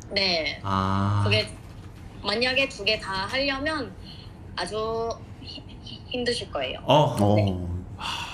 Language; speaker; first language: Korean; non-native, fluent; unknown